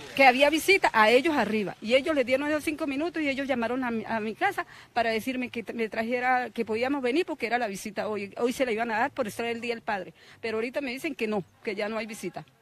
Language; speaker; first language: Spanish; native; Spanish